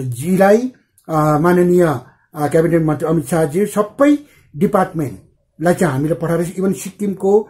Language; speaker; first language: Nepali; native; Nepali